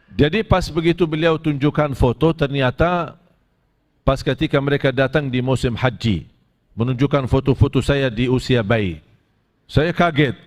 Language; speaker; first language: Malay; non-native, fluent; Arabic